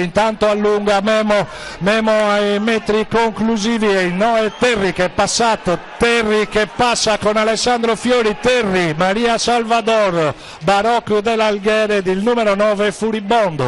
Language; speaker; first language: Italian; native; Italian